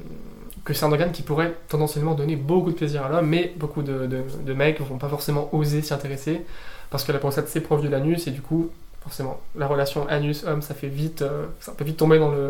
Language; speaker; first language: French; native; French